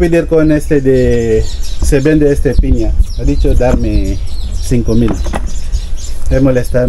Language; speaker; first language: Spanish; non-native, learner; Filipino